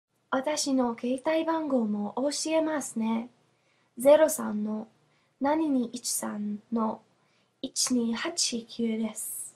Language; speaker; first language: Japanese; non-native, learner; English